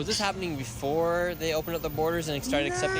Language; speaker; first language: English; native; English